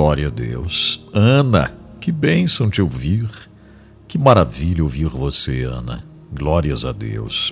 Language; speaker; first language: Portuguese; native; Portuguese